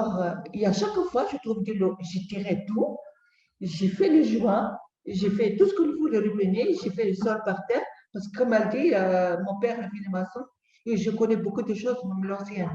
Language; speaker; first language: French; non-native, learner; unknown